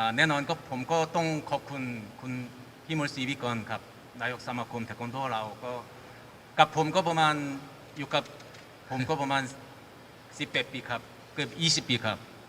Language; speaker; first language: Thai; non-native, fluent; Korean